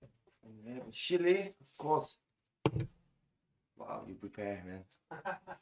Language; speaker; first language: English; non-native, learner; Thai